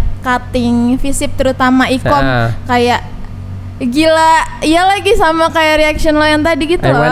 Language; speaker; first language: Indonesian; native; Indonesian